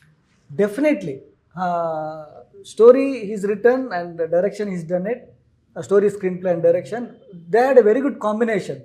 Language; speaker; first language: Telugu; non-native, learner; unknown